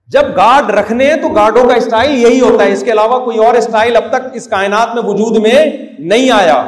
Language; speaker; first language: Urdu; native; Urdu